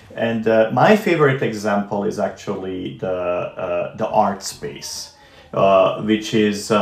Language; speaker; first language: English; non-native, fluent; Romanian